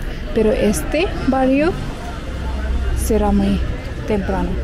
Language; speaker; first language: Spanish; non-native, learner; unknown